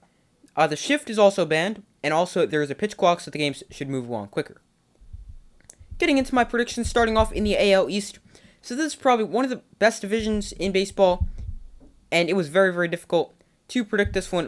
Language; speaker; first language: English; native; English